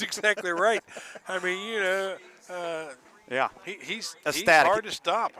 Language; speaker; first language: English; native; English